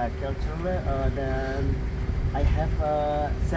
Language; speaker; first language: English; non-native, learner; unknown